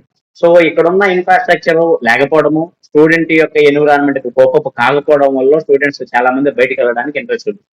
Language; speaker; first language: Telugu; native; Telugu